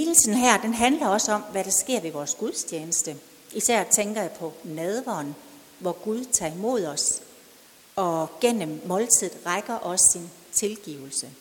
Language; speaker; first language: Danish; native; Danish